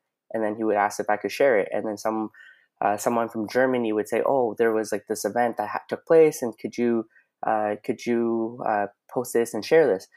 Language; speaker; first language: English; native; English